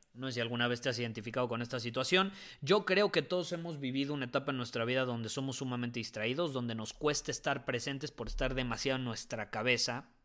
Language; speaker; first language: Spanish; native; Spanish